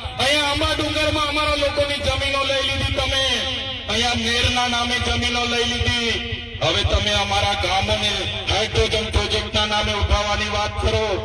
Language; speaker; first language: Gujarati; non-native, local second language; Vasavi